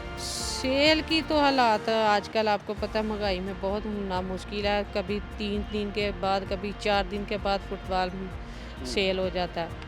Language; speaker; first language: Urdu; non-native, local second language; Punjabi